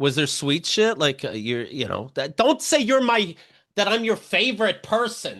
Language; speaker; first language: English; native; English